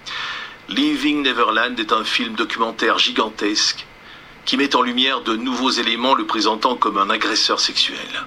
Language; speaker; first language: French; native; French